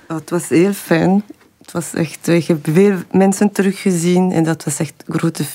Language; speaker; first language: Dutch; non-native, local second language; French